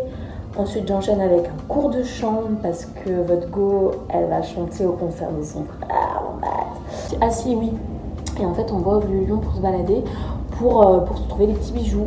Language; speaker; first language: French; native; French